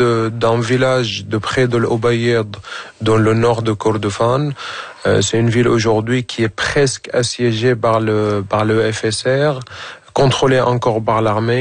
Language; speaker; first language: French; non-native, fluent; Arabic